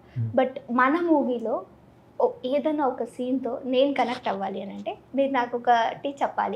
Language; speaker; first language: Telugu; native; Telugu